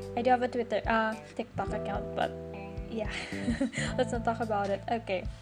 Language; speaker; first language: English; non-native, local second language; Cebuano